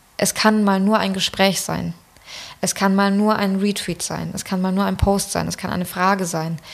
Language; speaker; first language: German; early bilingual, other home language; Persian